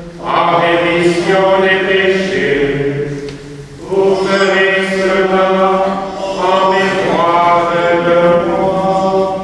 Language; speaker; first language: French; native; French